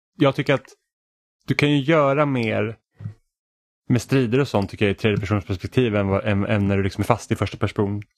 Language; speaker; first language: Swedish; native; Swedish